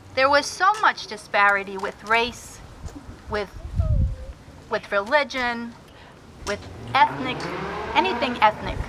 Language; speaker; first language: English; early bilingual, other home language; Spanish